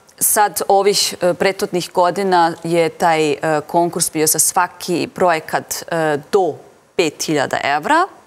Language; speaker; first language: Serbian; non-native, fluent; German